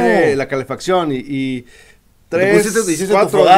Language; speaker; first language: Spanish; native; Spanish